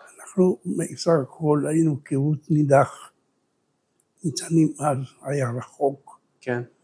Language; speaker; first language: Hebrew; early bilingual, other home language; Spanish